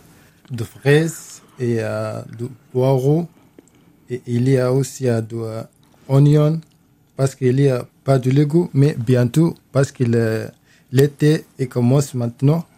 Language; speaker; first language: French; non-native, learner; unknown